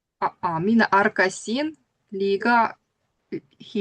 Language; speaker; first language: Estonian; non-native, learner; Russian